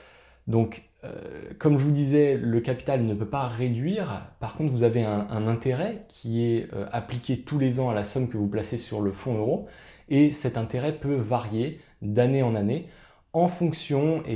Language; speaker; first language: French; native; French